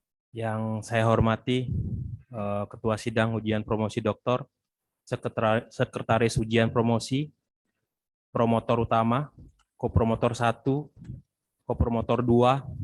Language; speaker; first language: Indonesian; native; Indonesian